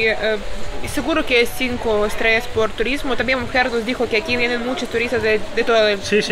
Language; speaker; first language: Spanish; non-native, learner; Ukrainian